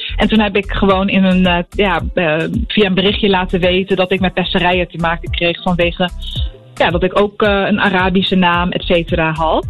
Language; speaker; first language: Dutch; early bilingual, other home language; Arabic